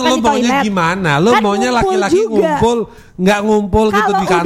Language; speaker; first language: Indonesian; native; Indonesian